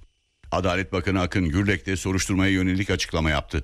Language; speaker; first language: Turkish; native; Turkish